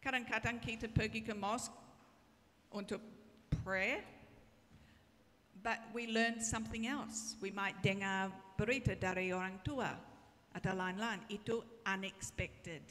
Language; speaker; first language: Indonesian; non-native, learner; English